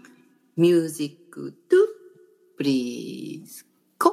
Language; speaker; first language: Japanese; native; Japanese